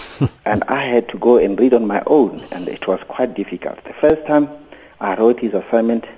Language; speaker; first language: English; non-native, local second language; Venda